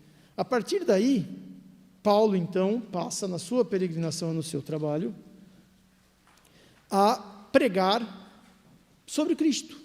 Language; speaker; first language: Portuguese; native; Portuguese